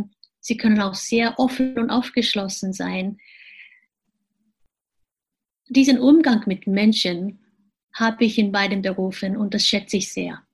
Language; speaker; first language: German; non-native, fluent; Japanese